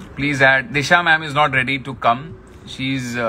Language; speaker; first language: Hindi; non-native, local second language; Marathi